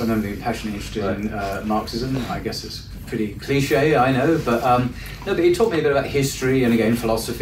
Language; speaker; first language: English; native; English